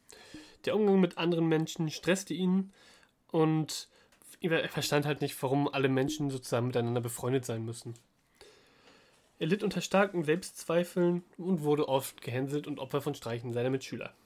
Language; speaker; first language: German; native; German